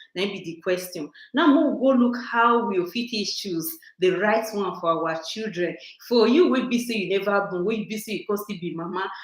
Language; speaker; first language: Nigerian Pidgin; non-native, local second language; Bini